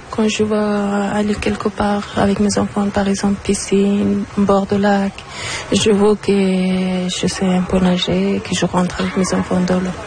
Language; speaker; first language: French; non-native, learner; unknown